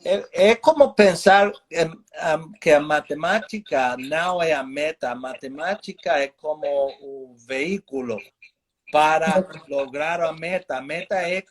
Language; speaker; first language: Portuguese; non-native, fluent; English